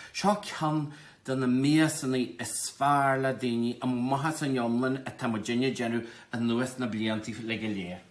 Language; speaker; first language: Irish; native; Irish